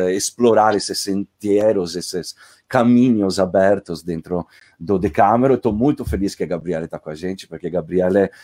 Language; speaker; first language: Portuguese; non-native, fluent; Italian